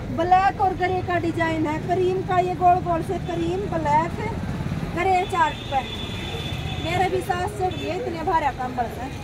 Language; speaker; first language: Hindi; native; Hindi